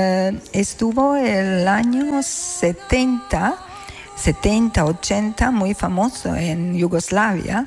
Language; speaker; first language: Spanish; non-native, learner; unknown